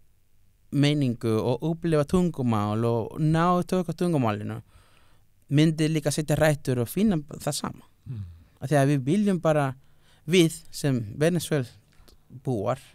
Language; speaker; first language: Icelandic; non-native, learner; Spanish